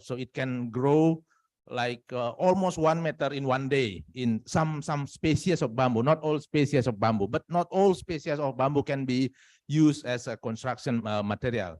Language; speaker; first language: English; non-native, fluent; Indonesian